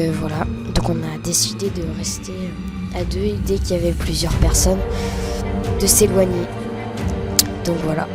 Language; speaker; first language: French; native; French